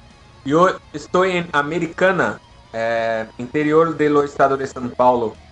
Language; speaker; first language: Spanish; non-native, learner; Portuguese